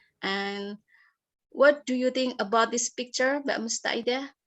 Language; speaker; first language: English; non-native, learner; Indonesian